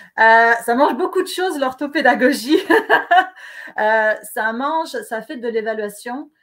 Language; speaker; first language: French; native; French